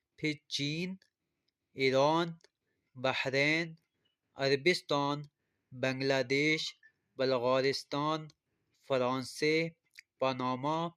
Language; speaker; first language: Persian; non-native, fluent; Urdu